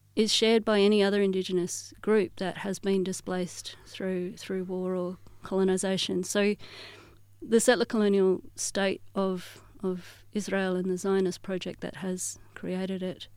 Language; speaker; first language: English; native; English